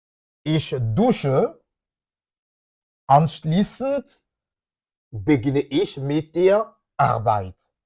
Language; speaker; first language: German; non-native, fluent; French